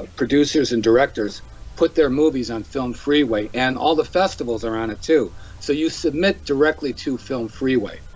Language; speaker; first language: English; native; English